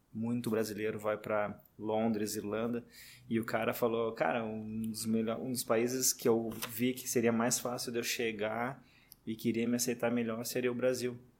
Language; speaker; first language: Portuguese; native; Portuguese